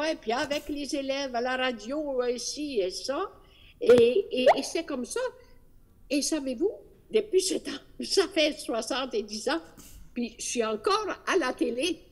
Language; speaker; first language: French; non-native, fluent; Italian